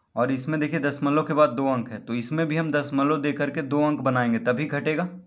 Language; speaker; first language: Hindi; native; Hindi